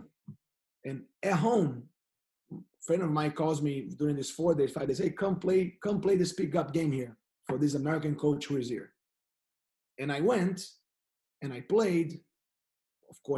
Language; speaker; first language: English; non-native, fluent; Portuguese